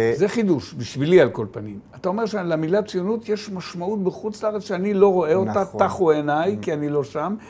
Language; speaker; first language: Hebrew; native; Hebrew